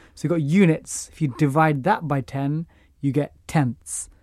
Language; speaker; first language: English; native; English